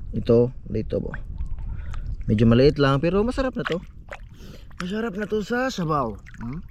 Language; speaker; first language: Filipino; non-native, local second language; Cebuano